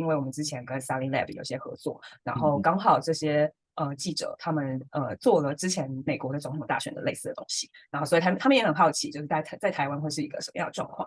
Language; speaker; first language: Chinese; native; Chinese